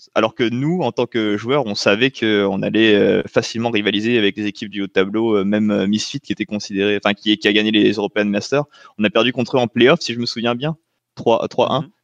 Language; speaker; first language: French; native; French